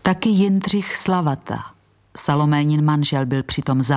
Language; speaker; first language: Czech; native; Czech